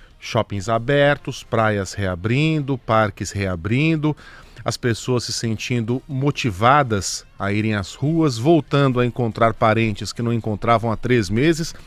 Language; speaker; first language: Portuguese; native; Portuguese